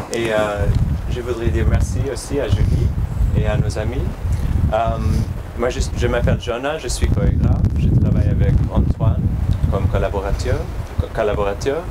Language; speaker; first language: French; non-native, learner; English